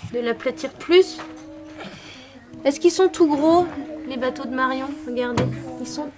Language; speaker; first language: French; native; French